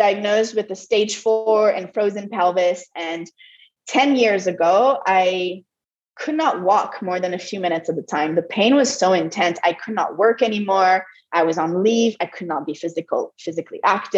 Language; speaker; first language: English; non-native, fluent; French